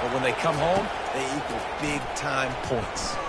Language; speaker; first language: English; native; English